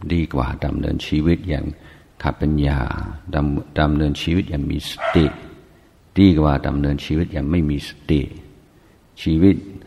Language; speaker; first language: Thai; non-native, fluent; English